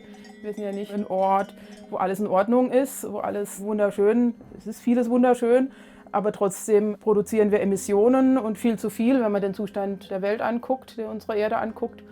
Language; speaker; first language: German; native; German